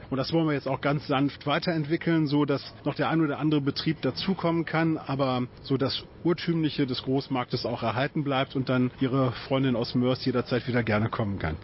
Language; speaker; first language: German; native; German